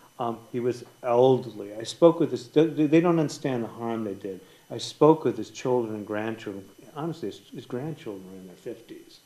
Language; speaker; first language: English; native; English